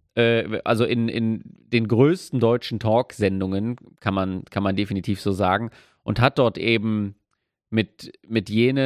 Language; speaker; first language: German; native; German